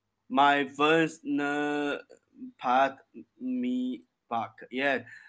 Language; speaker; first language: English; non-native, learner; Chinese